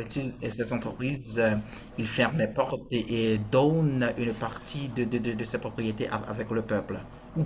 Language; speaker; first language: French; non-native, fluent; Portuguese